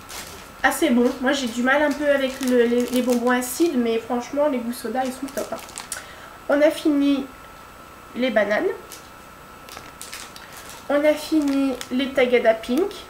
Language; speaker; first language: French; native; French